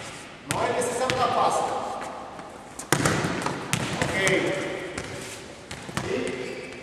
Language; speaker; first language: Spanish; non-native, learner; Portuguese